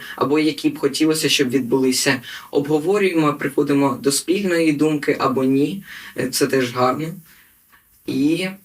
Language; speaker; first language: Ukrainian; native; Ukrainian